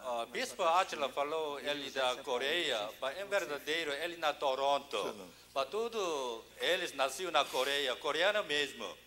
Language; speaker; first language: Portuguese; non-native, learner; Korean